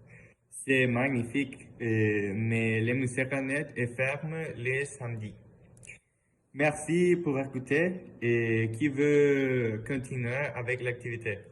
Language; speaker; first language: French; non-native, learner; Spanish